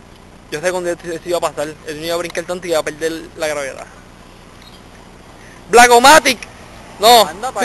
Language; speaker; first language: Spanish; native; Spanish